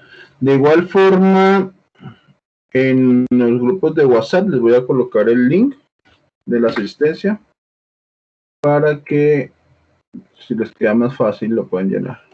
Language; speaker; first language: Spanish; native; Spanish